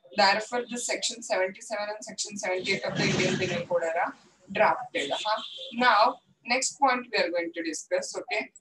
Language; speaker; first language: English; non-native, local second language; Marathi